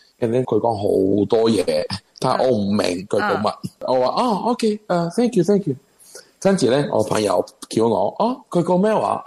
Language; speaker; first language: Cantonese; non-native, learner; Spanish